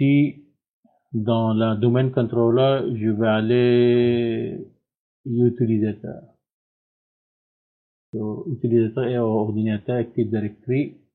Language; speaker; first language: French; non-native, learner; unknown